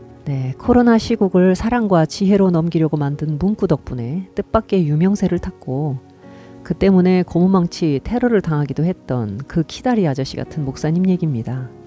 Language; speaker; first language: Korean; native; Korean